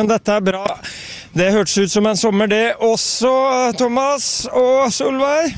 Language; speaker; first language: Norwegian; native; Norwegian